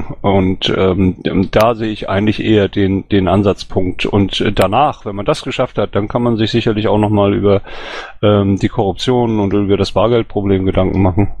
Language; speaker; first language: German; native; German